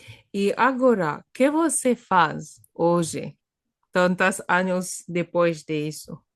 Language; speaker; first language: Portuguese; non-native, fluent; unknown